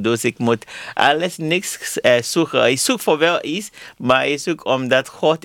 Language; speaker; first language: Dutch; non-native, learner; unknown